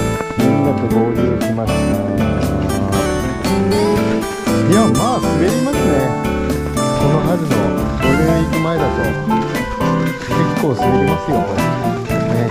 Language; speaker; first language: Japanese; native; Japanese